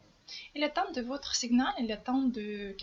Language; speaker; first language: French; non-native, fluent; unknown